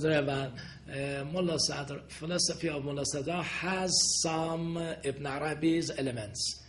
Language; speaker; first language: English; non-native, fluent; Persian